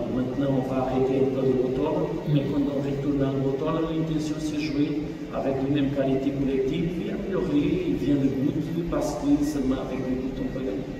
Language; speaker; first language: French; non-native, fluent; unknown